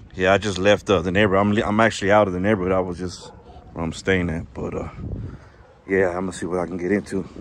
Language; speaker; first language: English; early bilingual, other home language; Spanish